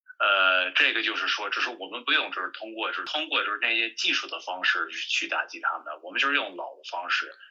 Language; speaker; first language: Chinese; non-native, fluent; English